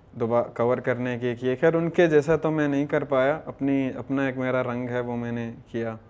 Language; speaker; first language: Urdu; non-native, local second language; Baluchi